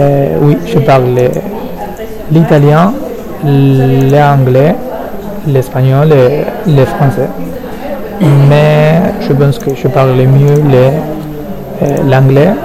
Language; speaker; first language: French; non-native, learner; Spanish